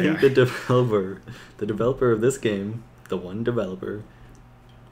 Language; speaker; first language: English; native; English